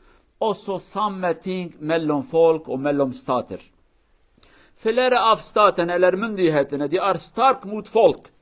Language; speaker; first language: Norwegian; non-native, learner; Kurdish